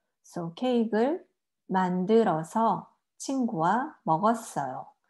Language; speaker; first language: Korean; native; Korean